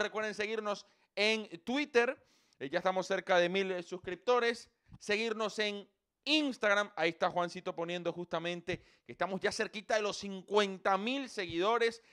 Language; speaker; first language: Spanish; native; Spanish